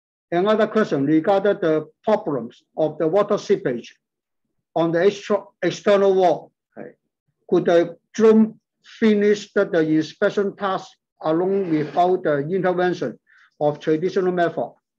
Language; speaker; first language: English; non-native, local second language; Cantonese